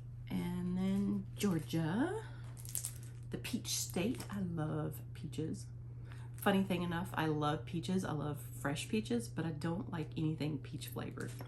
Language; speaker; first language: English; native; English